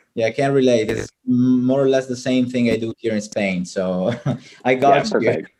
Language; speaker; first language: English; non-native, fluent; Italian